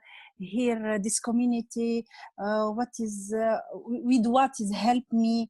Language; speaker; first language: English; non-native, learner; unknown